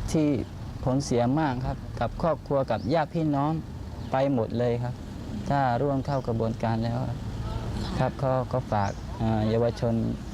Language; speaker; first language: Thai; non-native, local second language; Pattani Malay